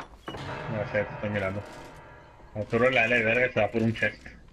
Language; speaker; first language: Spanish; early bilingual, heritage; Spanish